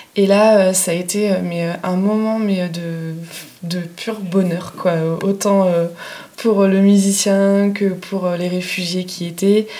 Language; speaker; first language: French; native; French